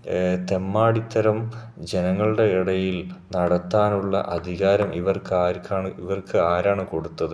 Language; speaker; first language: Malayalam; native; Malayalam